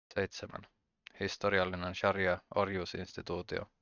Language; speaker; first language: Finnish; native; Finnish